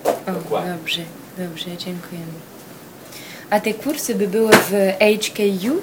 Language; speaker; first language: Polish; early bilingual, heritage; Polish